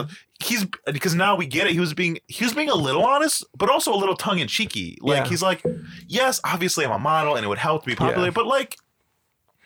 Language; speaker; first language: English; non-native, fluent; Spanish